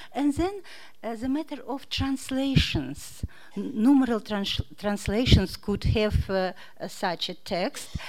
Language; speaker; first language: English; non-native, fluent; Russian